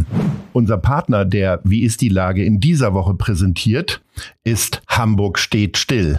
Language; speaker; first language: German; native; German